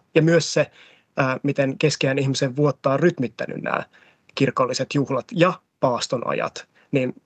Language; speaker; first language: Finnish; native; Finnish